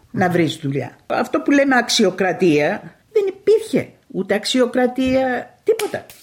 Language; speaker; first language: Greek; native; Greek